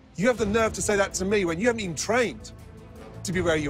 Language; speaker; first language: English; native; English